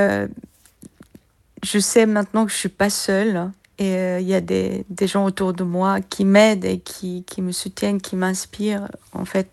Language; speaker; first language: French; non-native, fluent; Korean